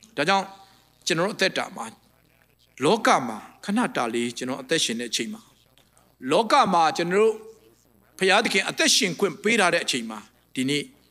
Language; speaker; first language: Burmese; non-native, local second language; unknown